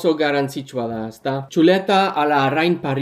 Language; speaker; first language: Basque; non-native, learner; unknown